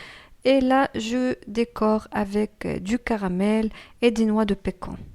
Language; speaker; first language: French; non-native, local second language; Arabic